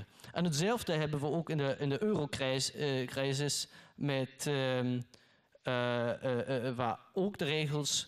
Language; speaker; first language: Dutch; non-native, learner; German